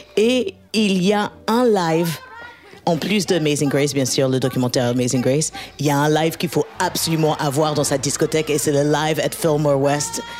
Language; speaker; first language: French; early bilingual, other home language; English